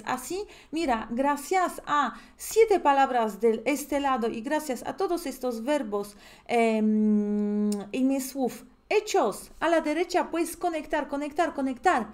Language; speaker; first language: Spanish; non-native, fluent; Polish